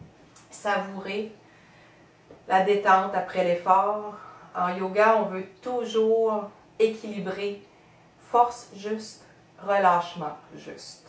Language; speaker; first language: French; native; French